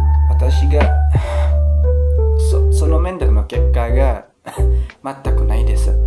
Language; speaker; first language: Japanese; non-native, learner; Indonesian